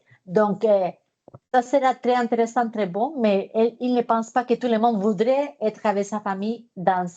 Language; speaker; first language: French; non-native, fluent; Spanish